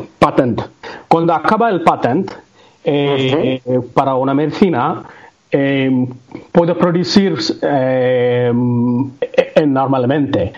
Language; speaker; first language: Spanish; non-native, learner; Tamil